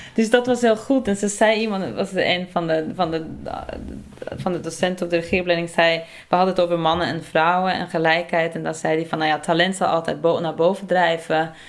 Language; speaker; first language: Dutch; non-native, fluent; Norwegian